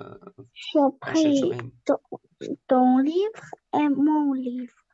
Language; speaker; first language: French; non-native, learner; Russian